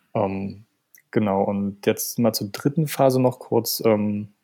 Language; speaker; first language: German; non-native, fluent; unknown